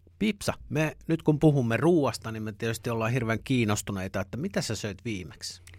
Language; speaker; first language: Finnish; native; Finnish